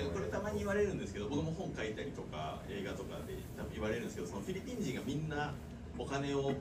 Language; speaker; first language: Japanese; native; Japanese